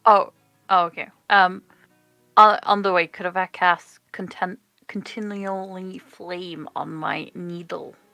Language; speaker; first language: English; non-native, fluent; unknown